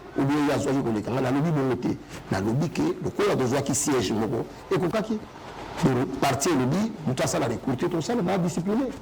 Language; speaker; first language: Lingala; non-native, local second language; Kongo